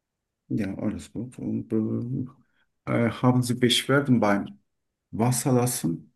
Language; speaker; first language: German; non-native, learner; Turkish